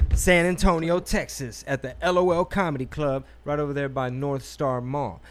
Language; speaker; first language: English; early bilingual, other home language; Spanish